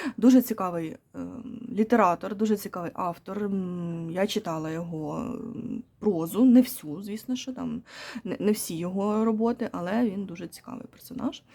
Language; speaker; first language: Ukrainian; non-native, local second language; Russian